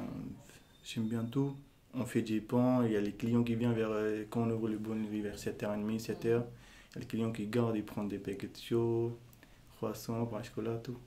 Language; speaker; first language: French; non-native, learner; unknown